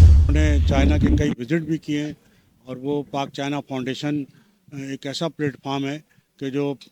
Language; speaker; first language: Urdu; native; Urdu